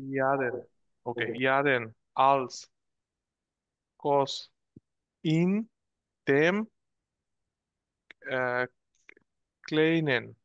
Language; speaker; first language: German; non-native, learner; Bangla